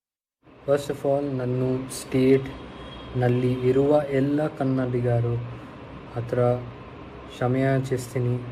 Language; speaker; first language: Kannada; non-native, local second language; Hindi